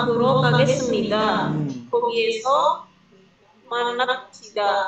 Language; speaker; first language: Korean; non-native, learner; Indonesian